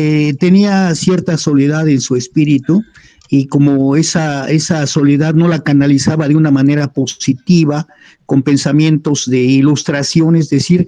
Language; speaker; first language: Spanish; native; Spanish